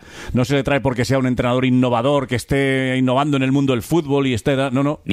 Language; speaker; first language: Spanish; native; Spanish